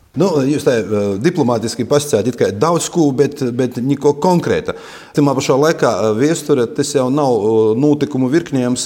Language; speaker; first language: Latvian; native; Latvian